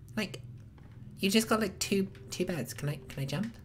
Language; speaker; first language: English; native; English